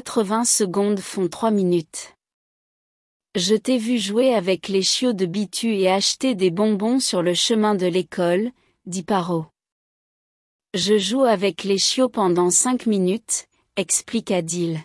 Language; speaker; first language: French; non-native, learner; Chinese